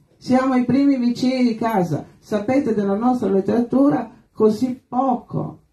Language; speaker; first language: Italian; non-native, fluent; Croatian